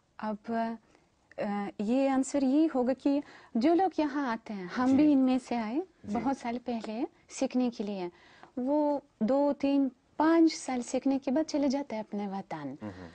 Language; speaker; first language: Hindi; non-native, fluent; Russian